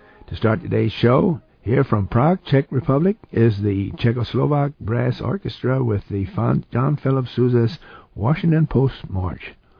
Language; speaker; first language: English; early bilingual, other home language; German